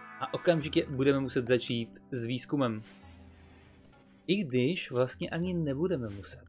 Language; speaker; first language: Czech; native; Czech